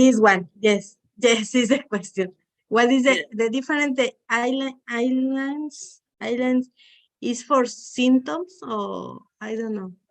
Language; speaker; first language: English; non-native, learner; Spanish